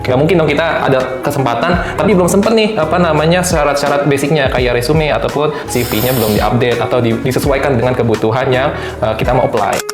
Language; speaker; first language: Indonesian; native; Indonesian